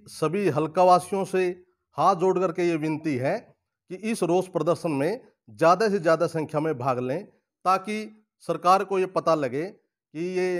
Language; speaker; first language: Hindi; native; Hindi